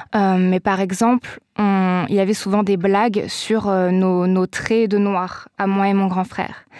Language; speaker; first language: French; native; French